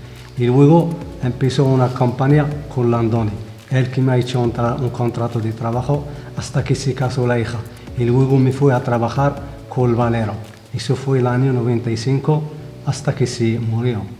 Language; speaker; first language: Spanish; non-native, fluent; Arabic